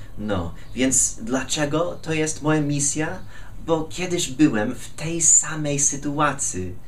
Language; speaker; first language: Polish; non-native, fluent; English